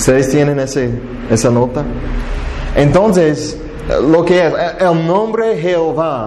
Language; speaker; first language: Spanish; non-native, fluent; English